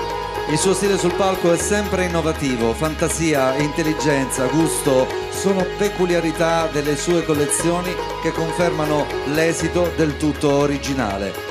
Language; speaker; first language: Italian; native; Italian